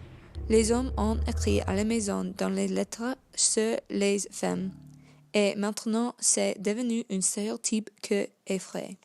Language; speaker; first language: French; non-native, learner; English